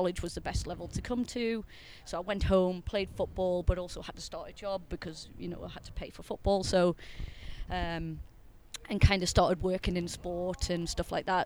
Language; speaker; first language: English; native; English